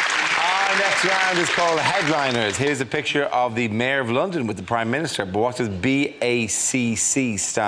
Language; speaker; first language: English; native; English